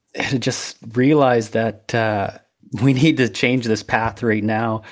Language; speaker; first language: English; native; English